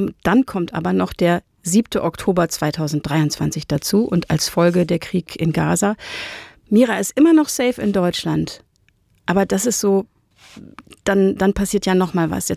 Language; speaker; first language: German; native; German